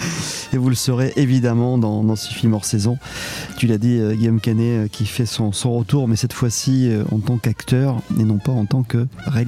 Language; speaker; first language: French; native; French